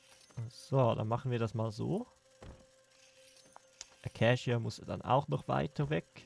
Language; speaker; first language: German; native; German